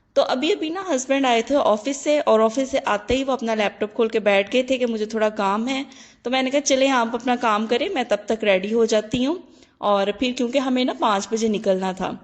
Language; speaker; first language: Urdu; native; Urdu